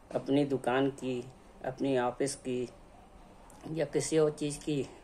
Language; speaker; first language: Hindi; native; Hindi